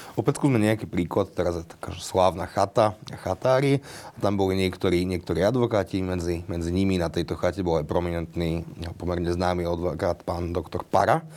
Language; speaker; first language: Slovak; native; Slovak